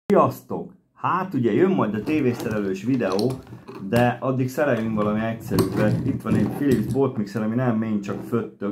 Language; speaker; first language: Hungarian; native; Hungarian